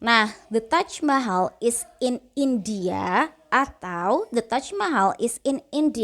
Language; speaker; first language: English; non-native, fluent; Indonesian